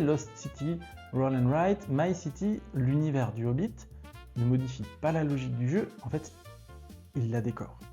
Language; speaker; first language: French; native; French